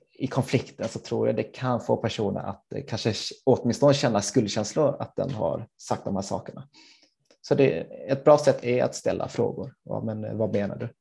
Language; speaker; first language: Swedish; native; Swedish